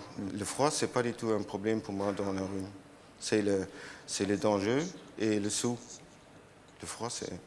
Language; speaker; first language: French; non-native, learner; German